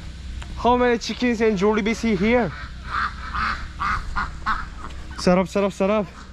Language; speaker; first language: English; non-native, learner; Korean